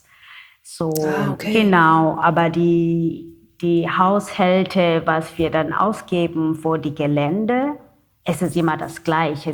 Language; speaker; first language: German; non-native, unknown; Xhosa